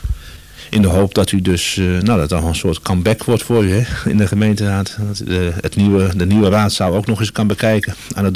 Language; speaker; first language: Dutch; native; Dutch